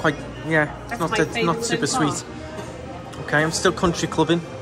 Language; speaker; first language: English; native; English